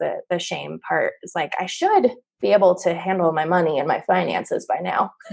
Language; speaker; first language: English; native; English